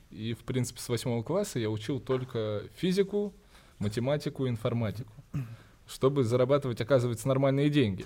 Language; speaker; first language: Russian; native; Russian